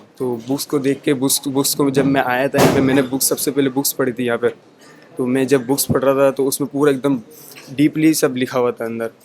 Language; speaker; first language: Hindi; native; Hindi